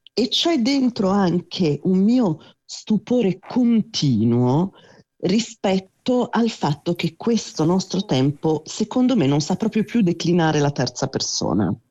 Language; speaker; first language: Italian; native; Italian